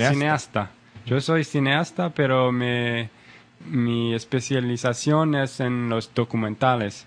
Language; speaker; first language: Spanish; non-native, learner; English